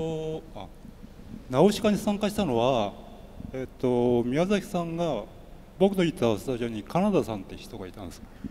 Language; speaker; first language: Japanese; native; Japanese